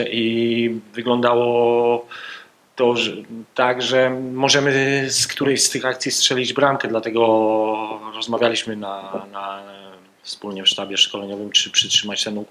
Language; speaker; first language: Polish; native; Polish